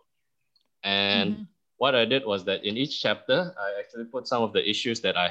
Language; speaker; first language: English; early bilingual, other home language; Indonesian